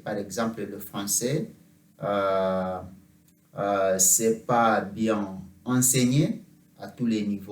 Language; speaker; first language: French; non-native, fluent; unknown